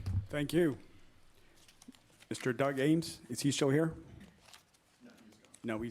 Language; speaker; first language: English; native; English